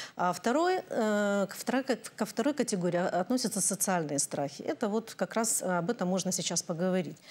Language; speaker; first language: Russian; native; Russian